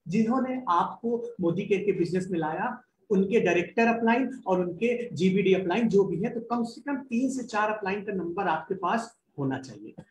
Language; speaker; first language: Hindi; native; Hindi